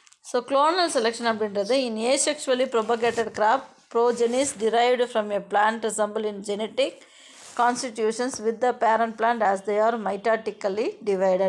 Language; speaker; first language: English; non-native, local second language; Tamil